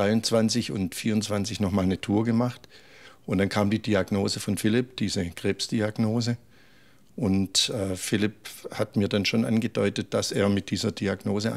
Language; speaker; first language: German; native; German